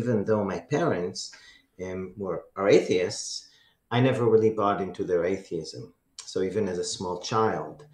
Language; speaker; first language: English; non-native, fluent; Hebrew